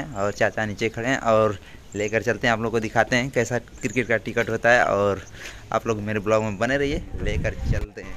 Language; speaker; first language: Hindi; native; Hindi